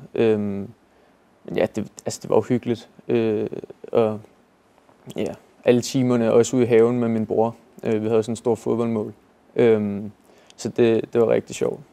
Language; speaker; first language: Danish; native; Danish